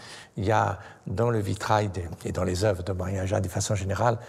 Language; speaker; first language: French; native; French